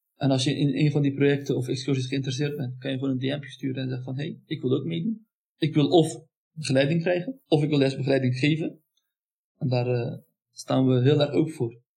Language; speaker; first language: Dutch; early bilingual, other home language; Turkish